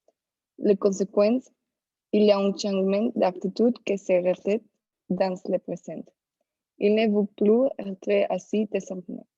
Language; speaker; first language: French; non-native, learner; Spanish